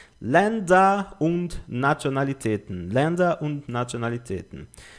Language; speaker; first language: German; non-native, fluent; Portuguese